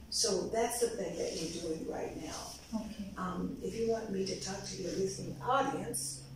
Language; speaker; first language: English; native; English